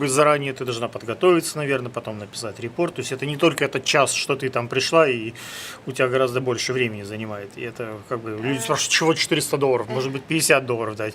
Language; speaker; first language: Russian; native; Russian